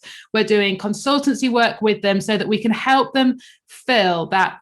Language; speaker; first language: English; native; English